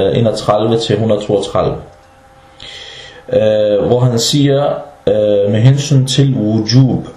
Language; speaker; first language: Danish; early bilingual, other home language; Arabic